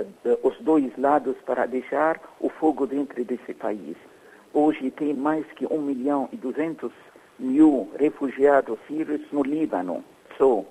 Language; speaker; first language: Portuguese; non-native, fluent; Arabic